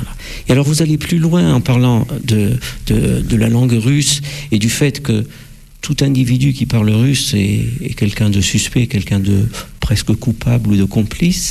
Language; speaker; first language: French; native; French